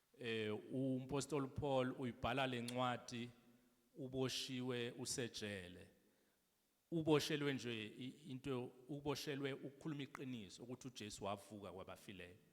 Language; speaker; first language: Zulu; native; Zulu